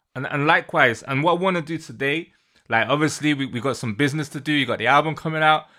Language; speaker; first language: English; native; English